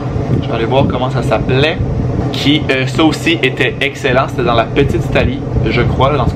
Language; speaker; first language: French; native; French